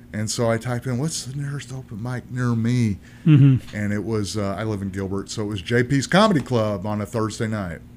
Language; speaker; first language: English; native; English